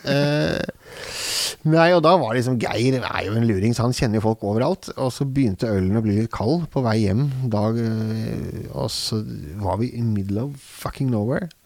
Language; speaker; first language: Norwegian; native; Norwegian